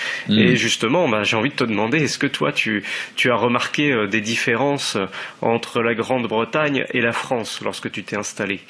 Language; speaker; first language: French; native; French